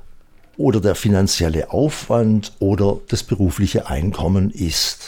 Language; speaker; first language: German; native; German